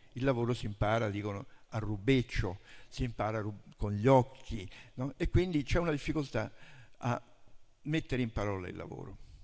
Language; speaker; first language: Italian; native; Italian